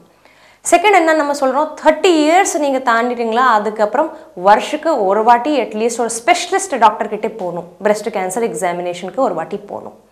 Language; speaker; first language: Tamil; non-native, fluent; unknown